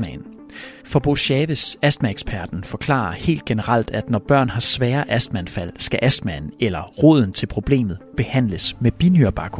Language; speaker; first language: Danish; native; Danish